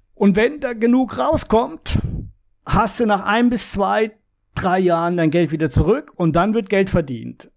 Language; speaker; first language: German; native; German